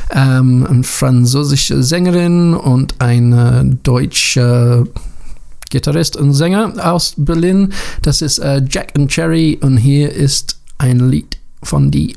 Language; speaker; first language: German; non-native, learner; English